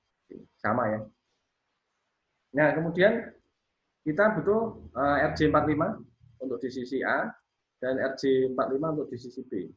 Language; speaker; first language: Indonesian; native; Indonesian